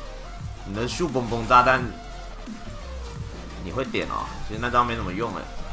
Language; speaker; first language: Chinese; native; Chinese